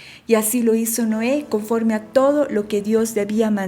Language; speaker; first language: Spanish; native; Spanish